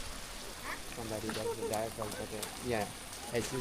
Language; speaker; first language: English; non-native, learner; Indonesian